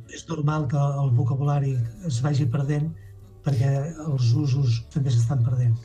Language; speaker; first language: Catalan; native; Catalan